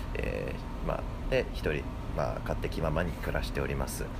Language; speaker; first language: Japanese; early bilingual, heritage; English